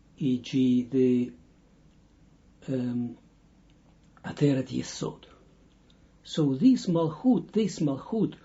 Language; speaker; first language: English; non-native, fluent; Dutch